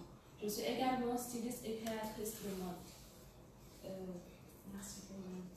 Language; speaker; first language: French; non-native, local second language; Wolof